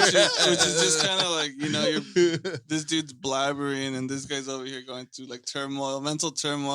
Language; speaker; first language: English; native; English